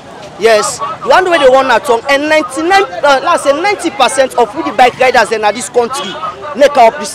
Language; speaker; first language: English; non-native, local second language; Krio